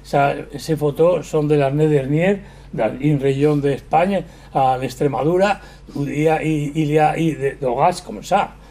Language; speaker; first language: French; non-native, learner; Spanish